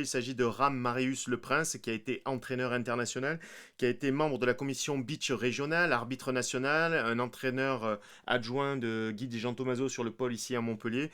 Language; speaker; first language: French; native; French